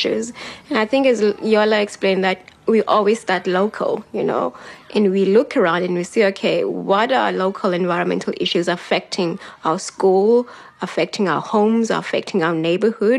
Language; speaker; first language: English; non-native, local second language; Xhosa